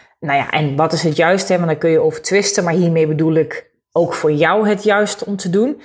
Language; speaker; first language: Dutch; native; Dutch